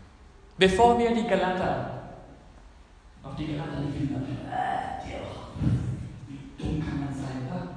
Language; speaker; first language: German; non-native, fluent; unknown